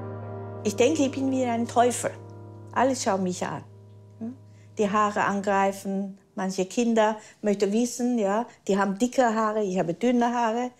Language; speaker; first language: German; early bilingual, heritage; German